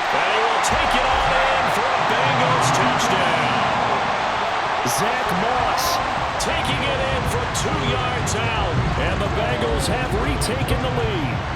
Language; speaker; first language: English; native; English